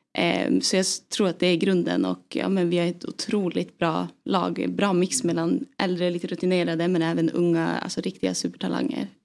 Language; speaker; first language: Swedish; native; Swedish